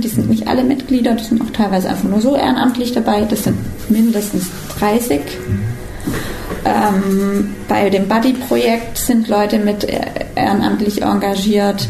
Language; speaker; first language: German; native; German